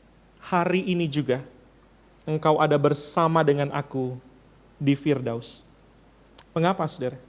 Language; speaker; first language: Indonesian; native; Indonesian